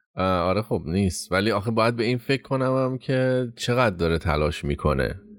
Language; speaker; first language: Persian; native; Persian